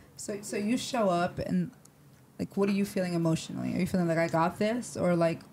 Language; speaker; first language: English; native; English